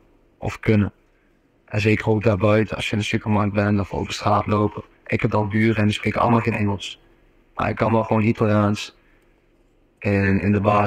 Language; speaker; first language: Dutch; native; Dutch